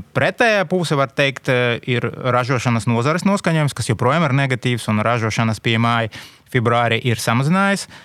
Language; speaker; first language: Latvian; non-native, local second language; Russian